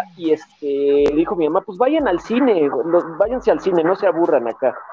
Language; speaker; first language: Spanish; native; Spanish